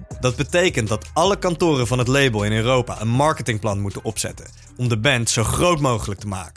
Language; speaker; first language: Dutch; native; Dutch